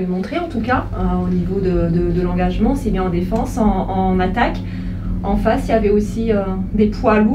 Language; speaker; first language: French; native; French